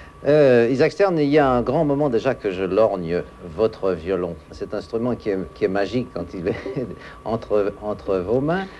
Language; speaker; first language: French; native; French